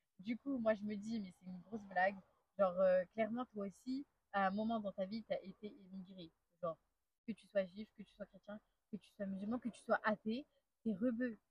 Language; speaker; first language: French; native; French